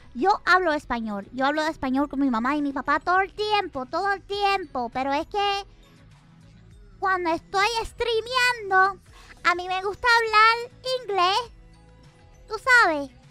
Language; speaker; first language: Spanish; early bilingual, other home language; English